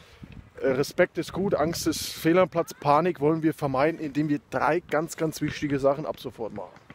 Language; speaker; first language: German; native; German